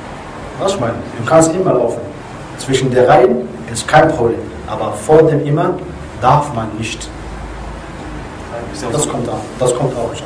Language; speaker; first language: German; non-native, learner; Arabic